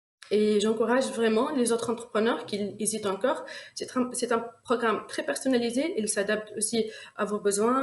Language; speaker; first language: French; non-native, local second language; Arabic